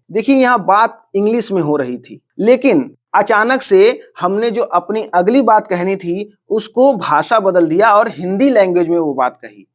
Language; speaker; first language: Hindi; native; Hindi